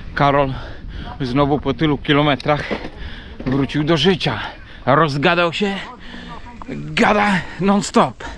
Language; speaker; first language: Polish; native; Polish